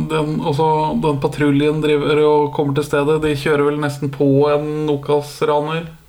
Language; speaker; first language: Norwegian; native; Norwegian